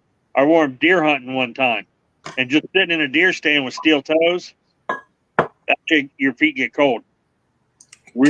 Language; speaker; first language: English; native; English